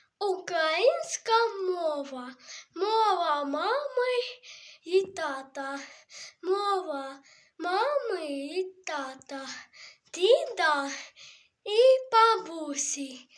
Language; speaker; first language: Ukrainian; native; Ukrainian